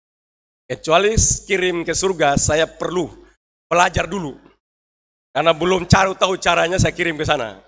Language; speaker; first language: Indonesian; native; Indonesian